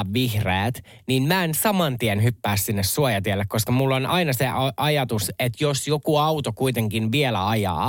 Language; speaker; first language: Finnish; native; Finnish